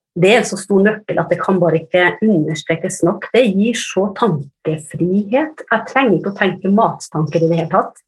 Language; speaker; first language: Norwegian; early bilingual, other home language; Finnish